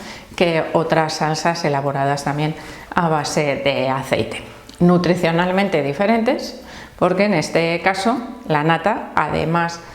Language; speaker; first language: Spanish; native; Spanish